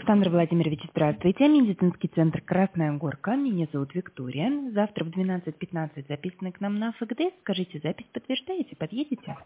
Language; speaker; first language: Russian; native; Russian